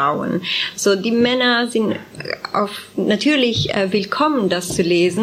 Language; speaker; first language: German; non-native, fluent; Italian